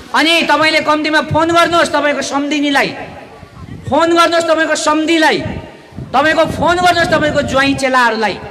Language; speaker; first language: Nepali; non-native, local second language; Limbu